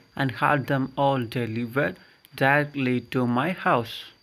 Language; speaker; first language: English; non-native, local second language; Malayalam